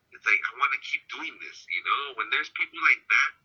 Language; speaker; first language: English; early bilingual, other home language; Spanish